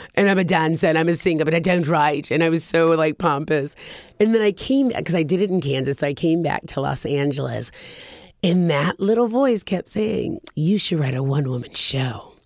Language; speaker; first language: English; early bilingual, other home language; Japanese